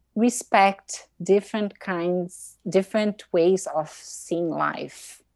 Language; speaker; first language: English; non-native, fluent; Portuguese